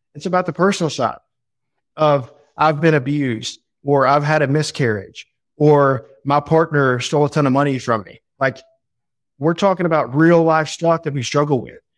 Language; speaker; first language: English; native; English